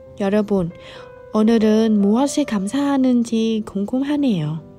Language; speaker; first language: Korean; non-native, fluent; Vietnamese